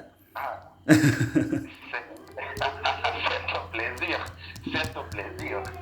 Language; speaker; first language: French; non-native, local second language; Haitian Creole